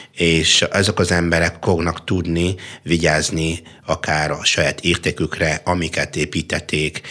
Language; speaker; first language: Hungarian; non-native, fluent; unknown